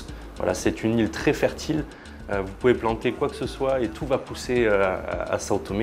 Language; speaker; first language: French; native; French